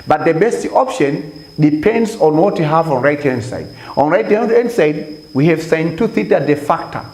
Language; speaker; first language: English; non-native, local second language; Swahili